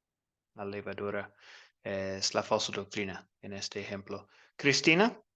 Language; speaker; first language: Spanish; non-native, fluent; English